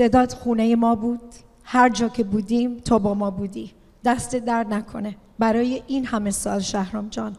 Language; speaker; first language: Persian; early bilingual, heritage; Persian